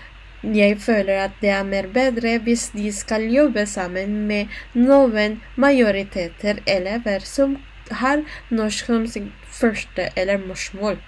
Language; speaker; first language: Norwegian; non-native, learner; Filipino